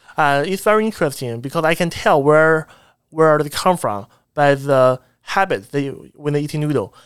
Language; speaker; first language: English; non-native, fluent; Chinese